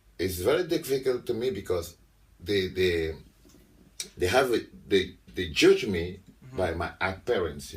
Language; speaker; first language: English; non-native, local second language; French